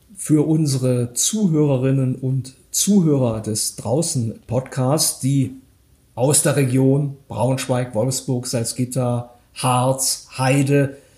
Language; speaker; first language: German; native; German